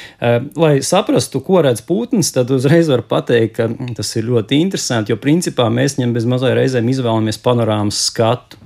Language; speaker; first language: Latvian; native; Latvian